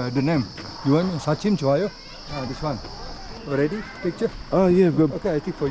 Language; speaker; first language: English; non-native, learner; Indonesian